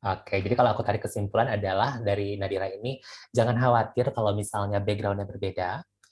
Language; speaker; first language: Indonesian; native; Indonesian